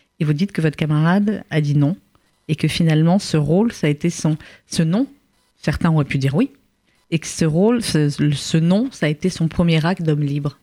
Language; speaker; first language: French; native; French